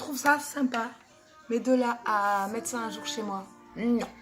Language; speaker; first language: French; native; French